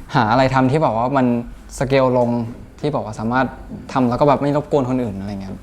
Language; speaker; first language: Thai; native; Thai